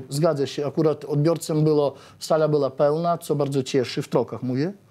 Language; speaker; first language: Polish; native; Polish